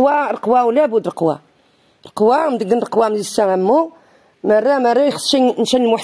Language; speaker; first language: Arabic; non-native, local second language; Riffian